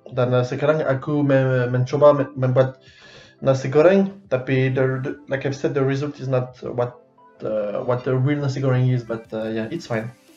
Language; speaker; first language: English; non-native, fluent; French